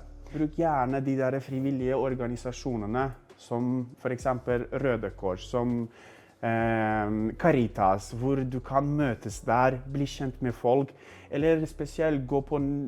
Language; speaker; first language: Norwegian; non-native, fluent; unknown